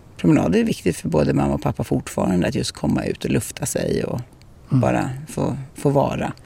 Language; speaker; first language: Swedish; native; Swedish